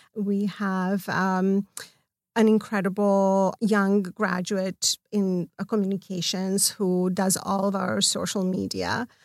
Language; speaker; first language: English; non-native, fluent; Serbian